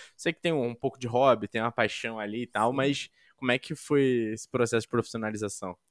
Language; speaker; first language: Portuguese; native; Portuguese